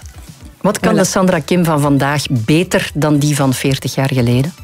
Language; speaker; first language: Dutch; native; Dutch